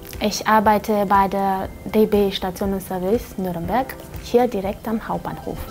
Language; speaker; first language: German; non-native, fluent; Romanian